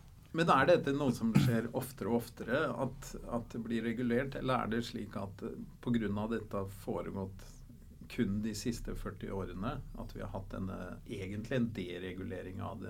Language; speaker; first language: Norwegian; native; Norwegian